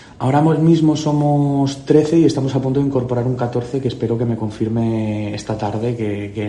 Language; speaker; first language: Spanish; native; Spanish